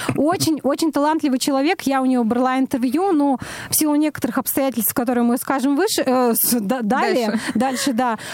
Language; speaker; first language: Russian; native; Russian